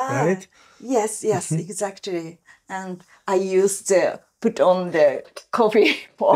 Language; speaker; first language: English; non-native, learner; Japanese